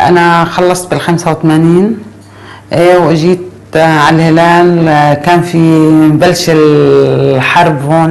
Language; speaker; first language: Arabic; native; Arabic